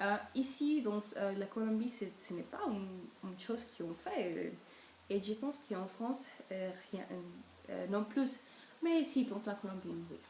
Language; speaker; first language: French; non-native, learner; Spanish